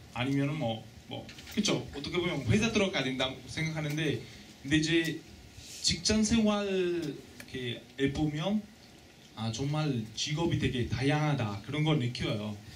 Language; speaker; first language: Korean; non-native, fluent; Italian